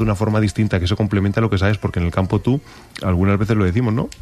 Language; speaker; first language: Spanish; native; Spanish